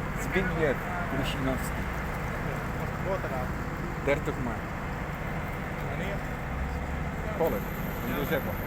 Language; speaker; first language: Dutch; non-native, learner; Polish